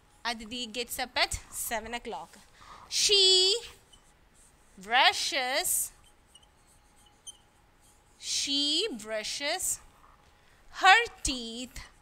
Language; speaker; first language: English; non-native, local second language; Malayalam